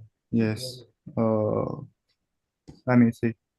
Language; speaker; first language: English; non-native, learner; Chinese